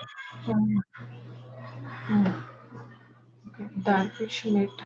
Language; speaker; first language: German; non-native, learner; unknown